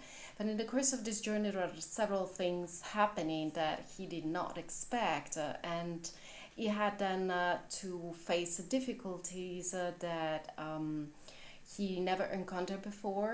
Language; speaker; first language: English; non-native, fluent; Italian